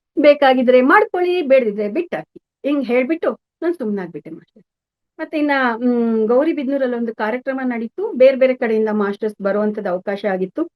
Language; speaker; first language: Kannada; native; Kannada